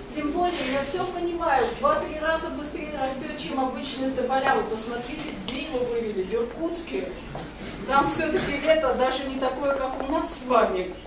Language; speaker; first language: Russian; non-native, local second language; Georgian